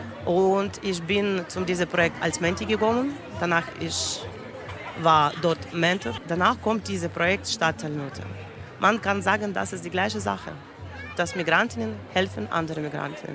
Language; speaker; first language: German; non-native, learner; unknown